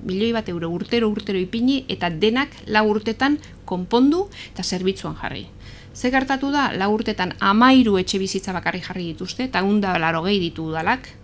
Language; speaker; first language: Basque; non-native, local second language; Spanish